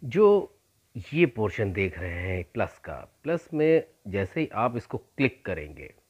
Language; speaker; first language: Hindi; native; Hindi